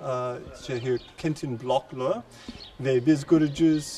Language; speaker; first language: Turkish; non-native, learner; English